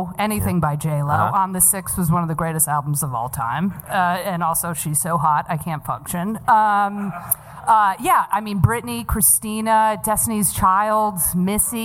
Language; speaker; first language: English; native; English